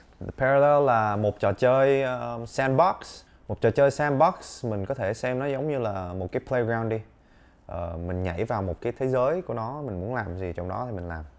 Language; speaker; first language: Vietnamese; early bilingual, heritage; Vietnamese